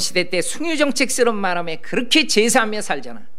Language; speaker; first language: Korean; native; Korean